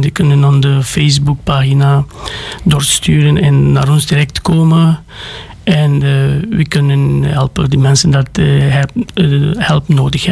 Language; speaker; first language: Dutch; non-native, learner; Romanian